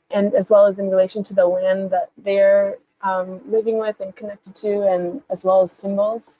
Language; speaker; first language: English; native; English